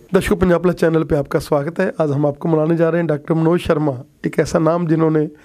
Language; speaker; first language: Hindi; non-native, local second language; Punjabi